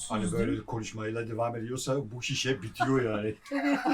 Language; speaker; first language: Turkish; non-native, fluent; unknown